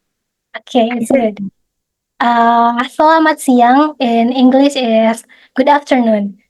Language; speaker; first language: English; non-native, fluent; Indonesian